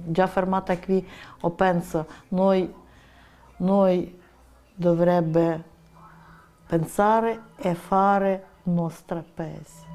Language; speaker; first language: Italian; non-native, learner; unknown